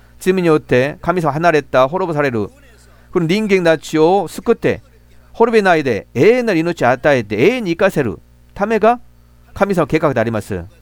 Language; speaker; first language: Japanese; non-native, fluent; Korean